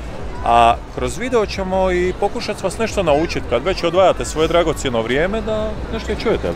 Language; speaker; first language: Croatian; native; Croatian